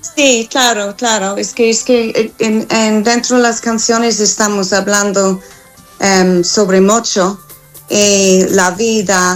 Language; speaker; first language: Spanish; non-native, fluent; English